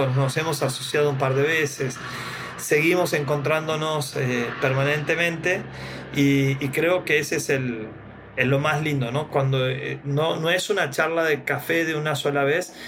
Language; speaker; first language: Spanish; native; Spanish